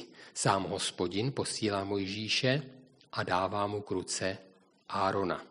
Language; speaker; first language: Czech; native; Czech